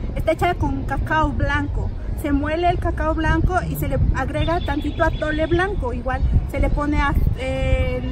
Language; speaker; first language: Spanish; native; Spanish